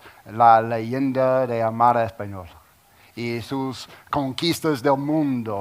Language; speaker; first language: Spanish; non-native, learner; English